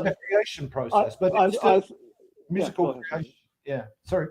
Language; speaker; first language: English; native; English